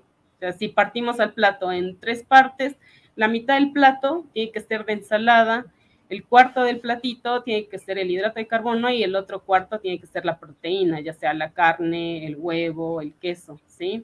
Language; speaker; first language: Spanish; native; Spanish